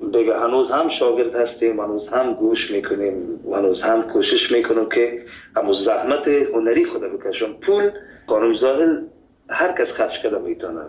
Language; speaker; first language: Persian; early bilingual, heritage; Persian